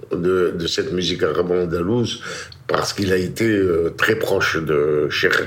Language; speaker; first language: French; native; French